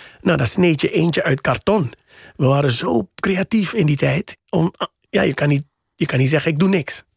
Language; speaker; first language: Dutch; native; Dutch